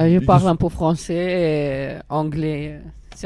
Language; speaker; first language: French; non-native, learner; Arabic